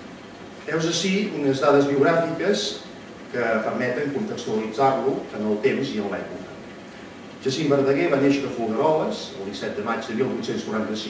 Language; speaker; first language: Catalan; native; Catalan